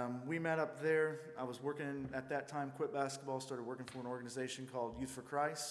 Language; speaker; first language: English; native; English